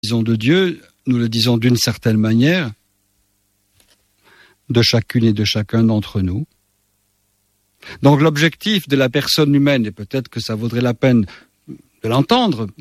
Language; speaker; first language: French; native; French